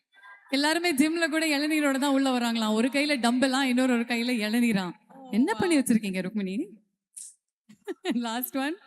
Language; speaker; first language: Tamil; native; Tamil